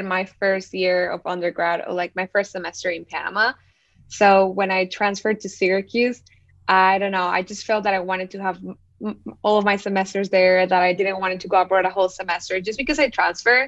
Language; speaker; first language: English; non-native, fluent; Spanish